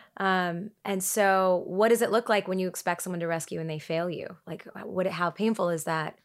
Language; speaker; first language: English; early bilingual, other home language; Tigrinya